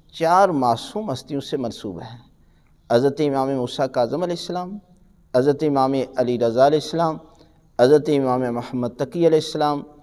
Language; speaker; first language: Urdu; native; Urdu